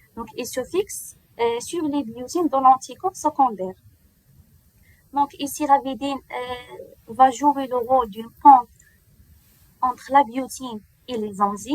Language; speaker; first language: French; non-native, local second language; Arabic